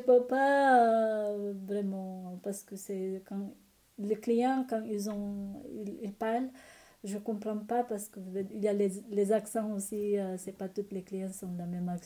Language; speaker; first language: French; non-native, learner; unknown